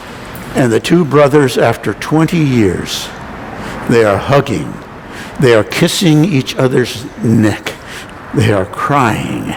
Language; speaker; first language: English; native; English